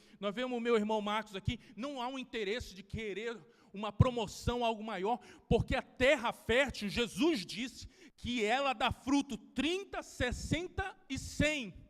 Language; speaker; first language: Portuguese; native; Portuguese